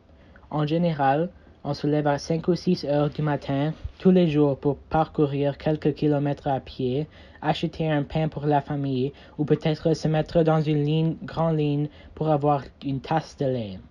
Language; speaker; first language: French; non-native, learner; English